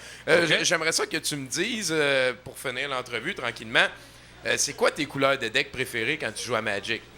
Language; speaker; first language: French; native; French